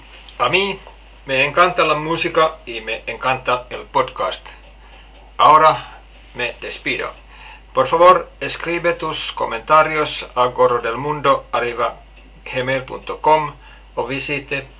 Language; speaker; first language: Spanish; non-native, fluent; Finnish